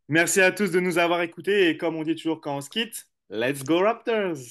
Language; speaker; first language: French; native; French